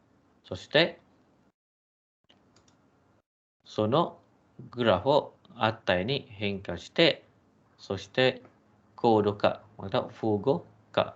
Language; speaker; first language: Japanese; non-native, fluent; Malay